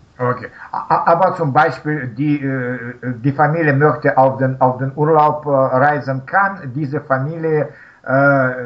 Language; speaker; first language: German; non-native, learner; Russian